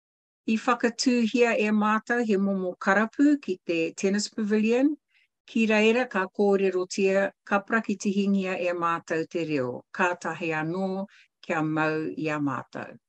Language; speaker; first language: Māori; non-native, local second language; English